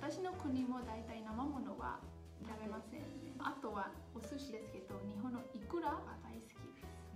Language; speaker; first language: Japanese; non-native, fluent; Burmese